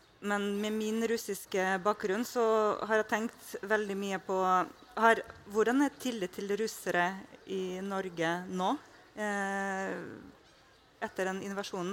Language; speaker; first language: Norwegian; non-native, fluent; Russian